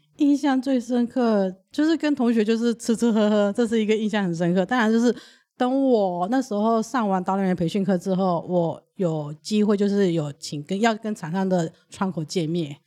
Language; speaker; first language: Chinese; early bilingual, other home language; Burmese